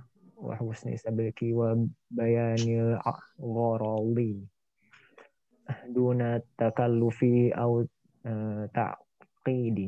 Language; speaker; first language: Arabic; non-native, learner; Indonesian